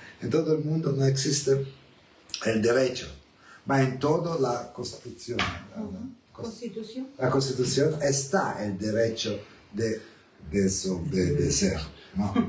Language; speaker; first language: Spanish; non-native, learner; Italian